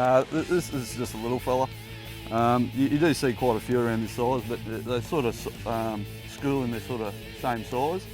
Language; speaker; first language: English; native; English